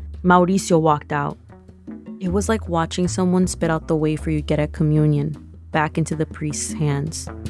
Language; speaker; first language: English; early bilingual, other home language; Spanish